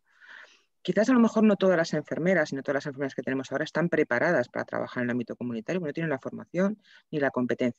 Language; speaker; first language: Spanish; native; Spanish